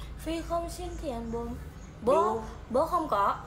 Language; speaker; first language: Vietnamese; non-native, learner; Indonesian